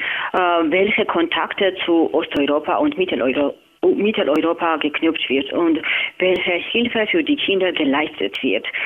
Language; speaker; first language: German; non-native, fluent; Georgian